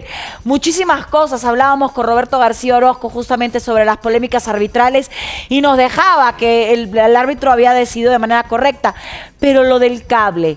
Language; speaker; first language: Spanish; native; Spanish